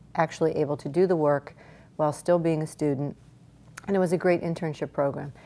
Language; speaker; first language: English; native; English